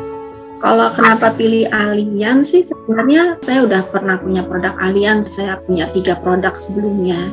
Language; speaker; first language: Indonesian; native; Indonesian